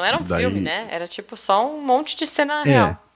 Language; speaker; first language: Portuguese; native; Portuguese